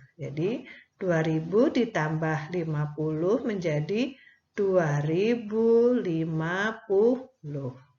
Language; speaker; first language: Indonesian; native; Indonesian